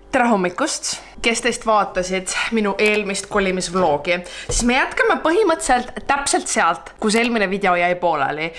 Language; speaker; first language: Estonian; native; Estonian